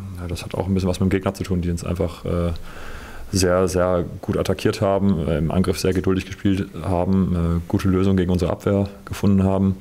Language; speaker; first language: German; native; German